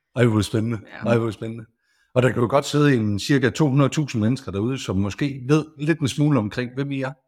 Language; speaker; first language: Danish; native; Danish